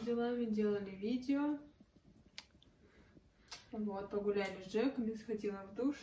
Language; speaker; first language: Russian; native; Russian